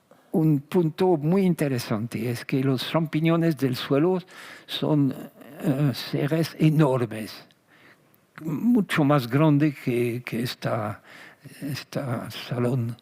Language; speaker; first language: Spanish; non-native, fluent; French